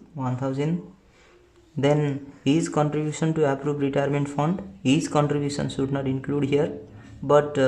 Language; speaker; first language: English; non-native, local second language; Nepali